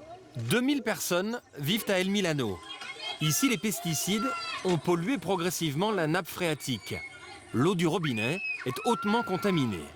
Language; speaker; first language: French; native; French